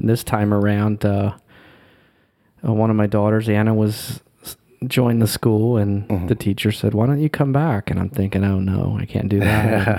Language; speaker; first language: English; native; English